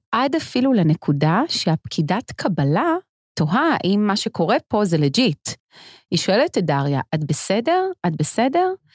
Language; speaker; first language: Hebrew; native; Hebrew